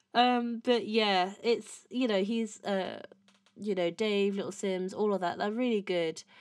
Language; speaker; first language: English; native; English